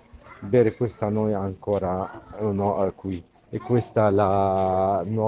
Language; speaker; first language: Italian; non-native, learner; Arabic